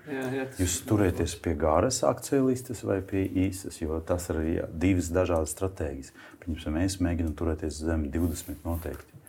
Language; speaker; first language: Latvian; non-native, local second language; Russian